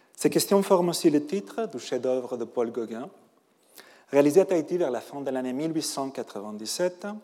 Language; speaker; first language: French; non-native, fluent; Spanish